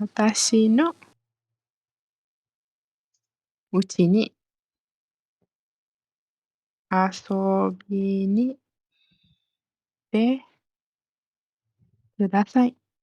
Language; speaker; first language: Japanese; non-native, fluent; Malay